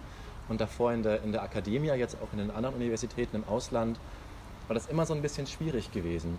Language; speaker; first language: German; native; German